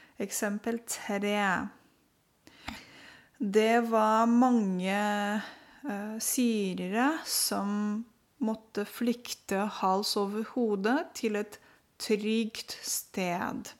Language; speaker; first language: Norwegian; non-native, fluent; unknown